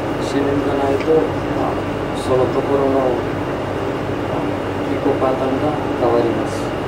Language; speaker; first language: Japanese; non-native, learner; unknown